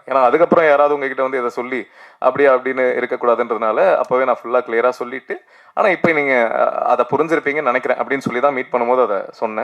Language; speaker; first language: Tamil; native; Tamil